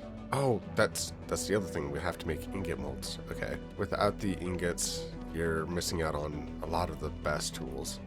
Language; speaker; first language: English; native; English